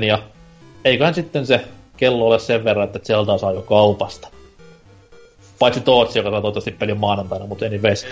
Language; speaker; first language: Finnish; native; Finnish